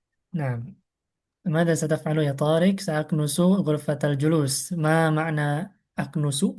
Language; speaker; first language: Arabic; non-native, fluent; Indonesian